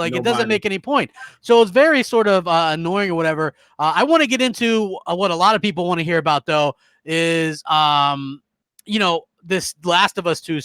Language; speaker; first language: English; native; English